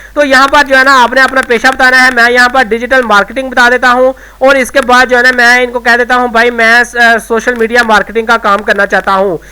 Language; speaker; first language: Urdu; non-native, local second language; Punjabi